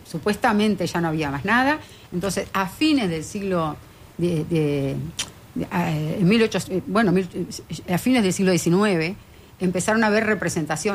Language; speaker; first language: Spanish; native; Spanish